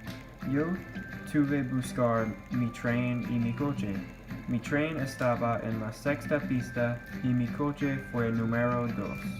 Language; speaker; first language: Spanish; non-native, learner; English